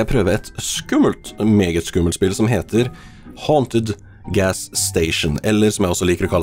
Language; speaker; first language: Norwegian; native; Norwegian